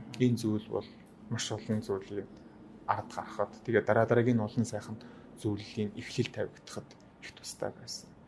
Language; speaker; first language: Mongolian; native; Mongolian